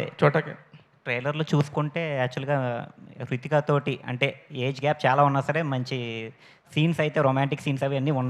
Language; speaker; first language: Telugu; native; Telugu